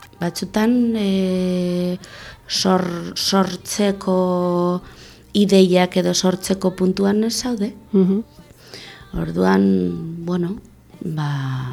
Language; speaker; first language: Basque; non-native, local second language; Spanish